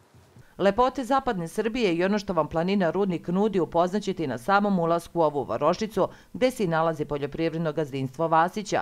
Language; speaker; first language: Serbian; native; Serbian